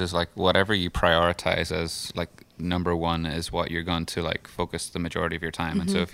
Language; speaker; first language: English; native; English